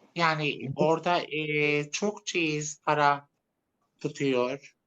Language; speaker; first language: Turkish; non-native, learner; Arabic